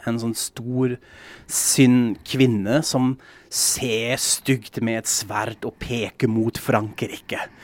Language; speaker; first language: Norwegian; non-native, fluent; German